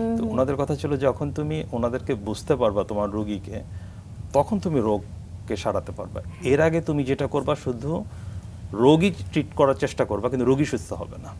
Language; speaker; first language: Bangla; early bilingual, heritage; Bangla